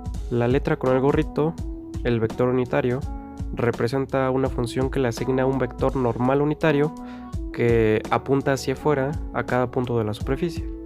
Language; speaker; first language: Spanish; native; Spanish